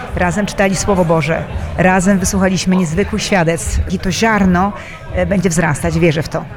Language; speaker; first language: Polish; native; Polish